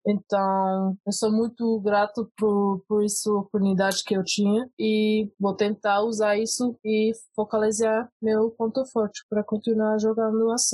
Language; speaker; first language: Portuguese; early bilingual, heritage; Portuguese